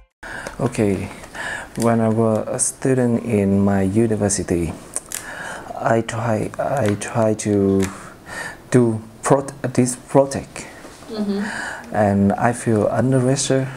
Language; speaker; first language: English; non-native, learner; Vietnamese